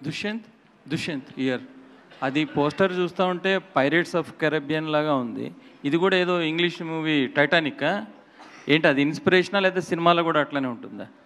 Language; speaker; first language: Telugu; native; Telugu